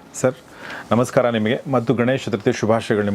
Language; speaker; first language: Kannada; native; Kannada